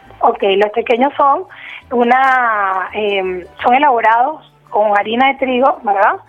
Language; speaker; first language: Spanish; native; Spanish